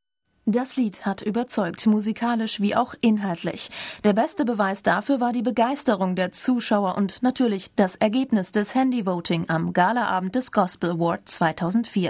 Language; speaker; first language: German; native; German